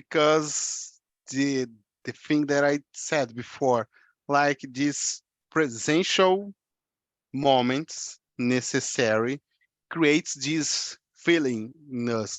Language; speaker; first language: English; non-native, fluent; Portuguese